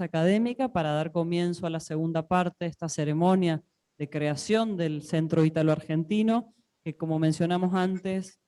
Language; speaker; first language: Spanish; native; Spanish